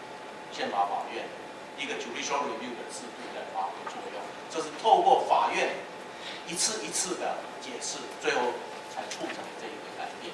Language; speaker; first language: Chinese; native; Chinese